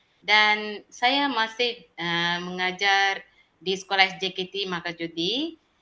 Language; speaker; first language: Malay; non-native, local second language; Tamil